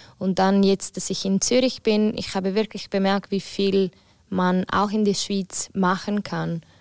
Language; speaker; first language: German; non-native, local second language; Italian